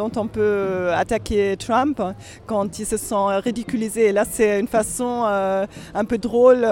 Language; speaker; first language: French; non-native, fluent; German